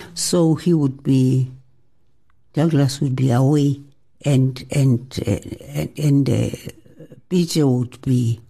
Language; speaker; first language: English; non-native, local second language; Xhosa